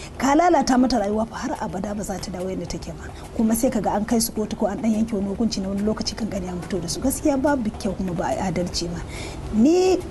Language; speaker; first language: Hausa; non-native, local second language; Fula